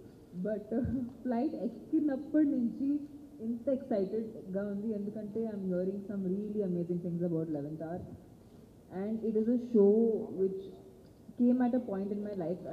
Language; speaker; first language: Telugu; non-native, local second language; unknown